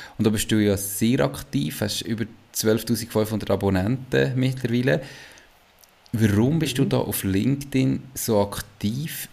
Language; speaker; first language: German; native; German